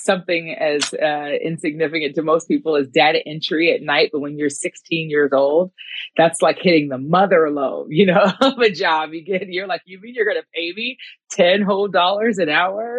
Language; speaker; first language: English; native; English